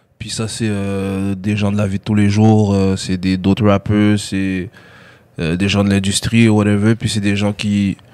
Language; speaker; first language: French; early bilingual, other home language; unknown